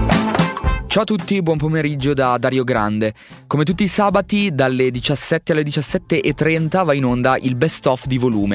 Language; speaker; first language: Italian; native; Italian